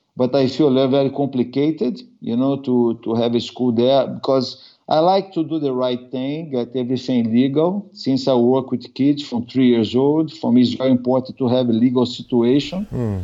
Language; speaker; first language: English; non-native, learner; Portuguese